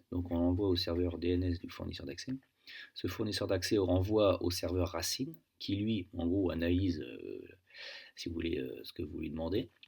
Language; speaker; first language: French; native; French